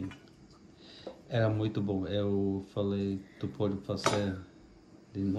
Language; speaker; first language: Portuguese; non-native, fluent; Norwegian